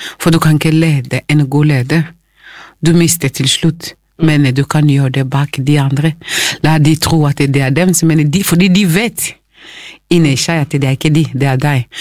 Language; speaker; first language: Norwegian; non-native, fluent; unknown